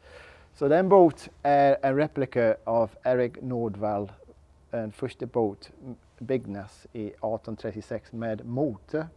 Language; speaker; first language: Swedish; non-native, learner; English